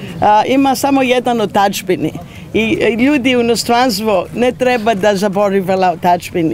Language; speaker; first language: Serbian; non-native, learner; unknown